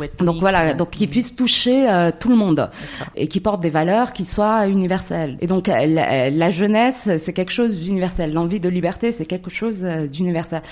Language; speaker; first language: French; non-native, local second language; Arabic